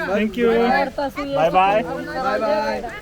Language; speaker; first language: English; non-native, learner; Polish